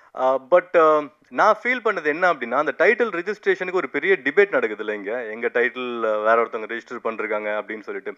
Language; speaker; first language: Tamil; native; Tamil